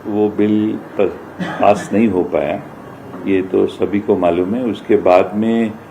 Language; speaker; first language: Hindi; non-native, local second language; Marathi